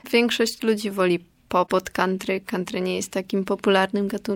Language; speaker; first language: Polish; native; Polish